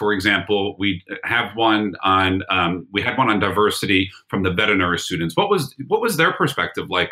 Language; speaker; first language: English; native; English